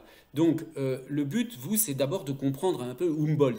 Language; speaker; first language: French; native; French